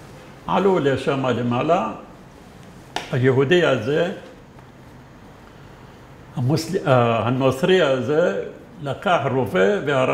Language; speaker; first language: Hebrew; non-native, fluent; Arabic